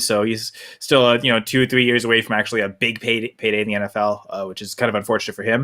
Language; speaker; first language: English; native; English